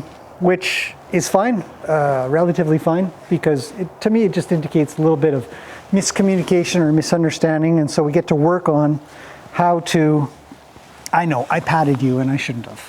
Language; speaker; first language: English; native; English